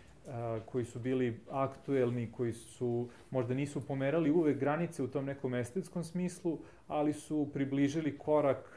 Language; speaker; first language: Serbian; native; Serbian